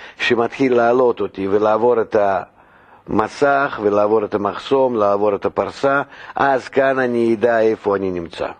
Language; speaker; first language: Hebrew; non-native, fluent; Russian